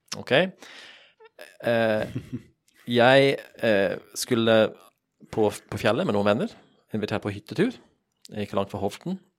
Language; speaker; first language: Norwegian; non-native, fluent; English